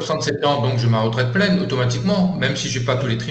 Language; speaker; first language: French; native; French